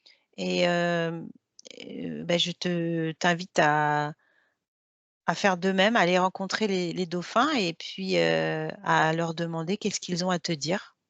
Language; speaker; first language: French; native; French